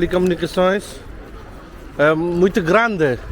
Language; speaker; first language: Portuguese; non-native, learner; Nepali